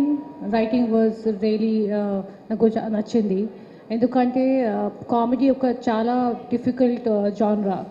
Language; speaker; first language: Telugu; non-native, local second language; Hindi